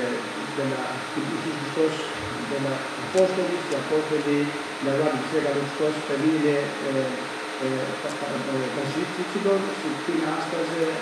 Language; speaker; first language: Romanian; non-native, learner; Greek